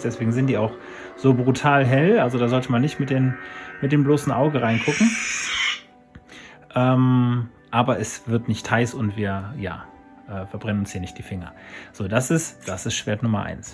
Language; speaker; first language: German; native; German